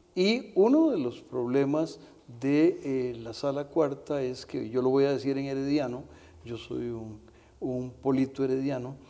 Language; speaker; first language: Spanish; native; Spanish